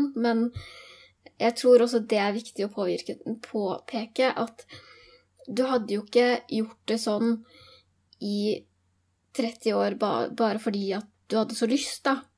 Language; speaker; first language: Norwegian; native; Norwegian